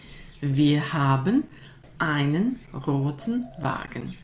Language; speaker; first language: German; non-native, fluent; Croatian